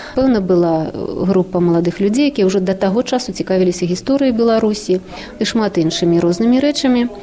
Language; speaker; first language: Belarusian; non-native, local second language; Russian